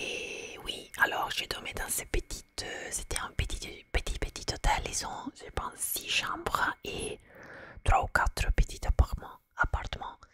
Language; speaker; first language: French; non-native, fluent; Italian